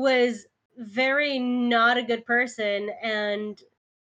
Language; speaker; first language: English; early bilingual, other home language; Spanish